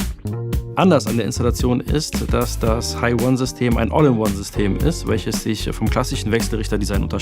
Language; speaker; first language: German; native; German